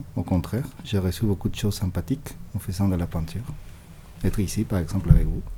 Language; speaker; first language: French; non-native, fluent; Spanish